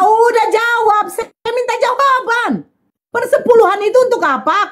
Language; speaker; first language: Indonesian; native; Indonesian